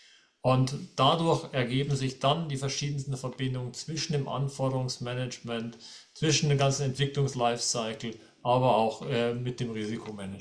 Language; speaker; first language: German; native; German